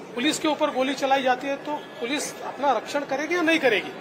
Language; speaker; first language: Hindi; non-native, local second language; Marathi